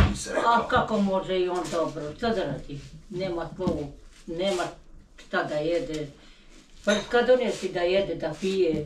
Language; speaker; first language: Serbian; non-native, local second language; Albanian